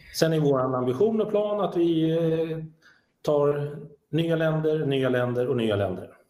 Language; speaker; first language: Swedish; native; Swedish